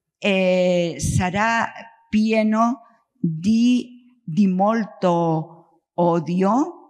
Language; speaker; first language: Italian; non-native, learner; Spanish